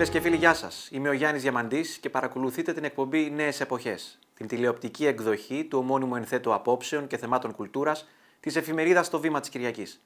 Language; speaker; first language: Greek; native; Greek